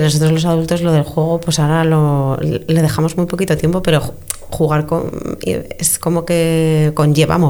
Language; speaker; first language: Spanish; native; Spanish